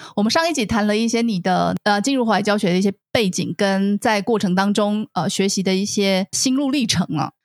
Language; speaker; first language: Chinese; native; Chinese